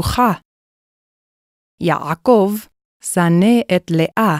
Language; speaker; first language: Hebrew; non-native, fluent; Korean